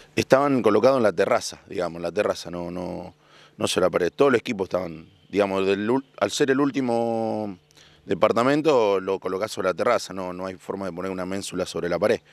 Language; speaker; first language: Spanish; native; Spanish